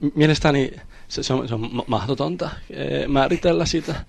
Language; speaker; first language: Finnish; non-native, fluent; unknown